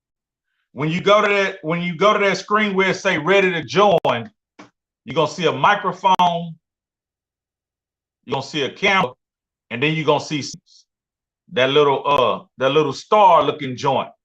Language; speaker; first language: English; native; English